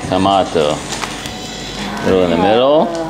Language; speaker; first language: English; native; English